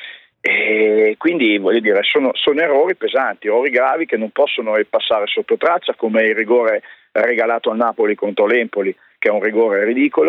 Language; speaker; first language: Italian; native; Italian